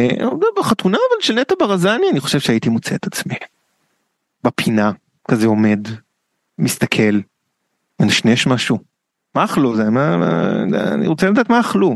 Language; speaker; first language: Hebrew; native; Hebrew